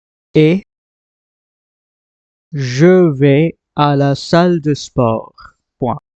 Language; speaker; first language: French; non-native, fluent; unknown